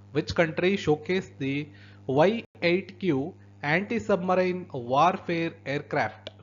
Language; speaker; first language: English; non-native, local second language; Kannada